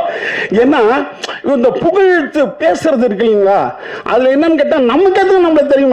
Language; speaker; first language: Tamil; native; Tamil